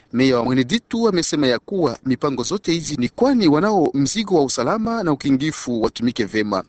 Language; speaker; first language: Swahili; non-native, local second language; Luba-Lulua